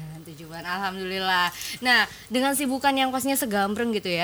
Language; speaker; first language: Indonesian; native; Indonesian